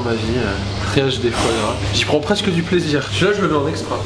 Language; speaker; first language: French; native; French